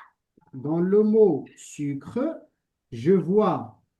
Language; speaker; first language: French; non-native, local second language; Arabic